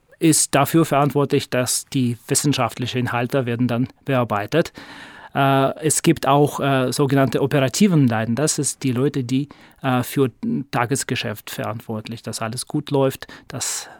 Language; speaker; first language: German; non-native, fluent; Russian